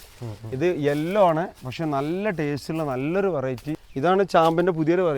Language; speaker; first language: Malayalam; native; Malayalam